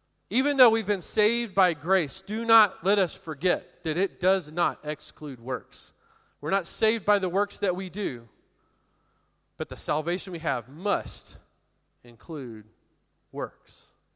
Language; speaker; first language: English; native; English